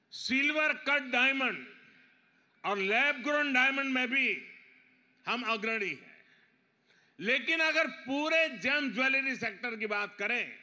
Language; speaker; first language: Hindi; non-native, local second language; Gujarati